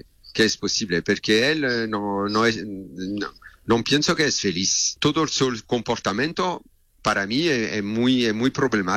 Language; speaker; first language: Spanish; non-native, learner; French